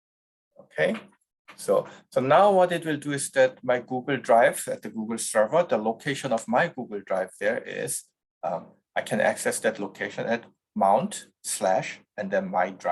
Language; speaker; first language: English; non-native, fluent; Korean